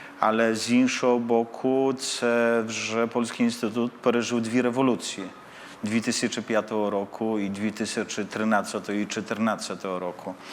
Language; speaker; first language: Polish; non-native, learner; Ukrainian